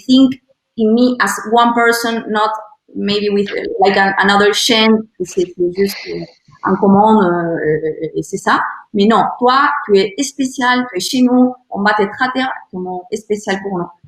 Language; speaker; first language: French; non-native, learner; Spanish